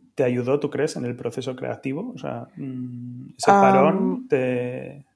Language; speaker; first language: Spanish; native; Spanish